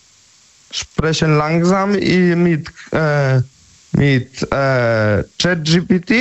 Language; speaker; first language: German; non-native, learner; Polish